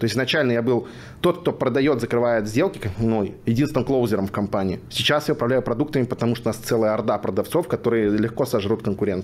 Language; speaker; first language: Russian; native; Russian